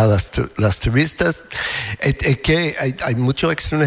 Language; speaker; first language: Spanish; non-native, learner; English